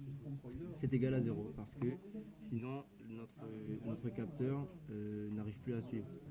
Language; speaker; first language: French; native; French